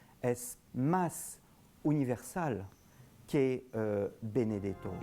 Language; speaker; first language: Spanish; non-native, learner; Italian